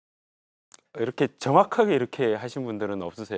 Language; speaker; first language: Korean; native; Korean